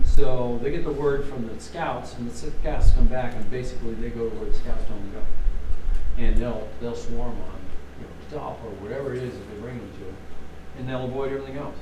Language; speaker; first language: English; native; English